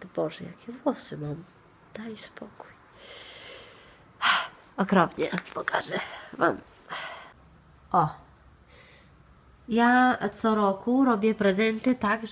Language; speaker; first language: Polish; non-native, fluent; Italian